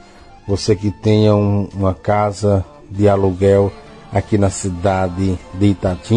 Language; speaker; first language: Portuguese; native; Portuguese